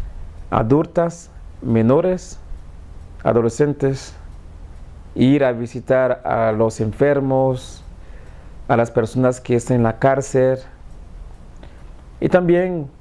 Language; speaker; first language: Spanish; non-native, fluent; Haitian Creole